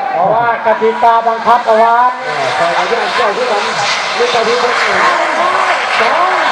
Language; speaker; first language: Thai; native; Thai